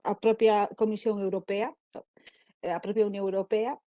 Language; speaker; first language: Spanish; native; Spanish